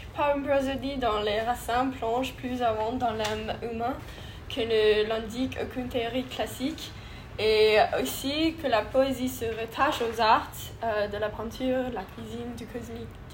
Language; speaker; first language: French; non-native, learner; English